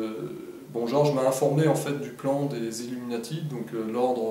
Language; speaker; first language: French; native; French